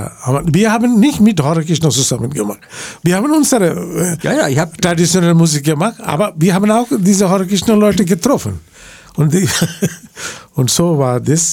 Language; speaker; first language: German; non-native, learner; Bangla